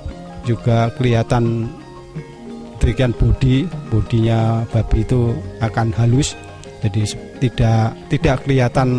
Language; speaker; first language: Indonesian; non-native, local second language; Javanese